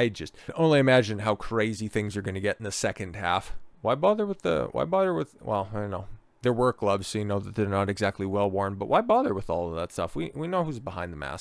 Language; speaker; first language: English; native; English